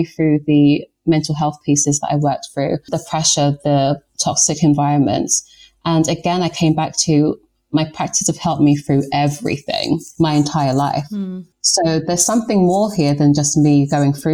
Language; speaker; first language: English; native; English